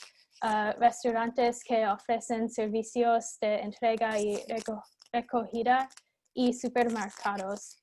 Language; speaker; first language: Spanish; non-native, fluent; English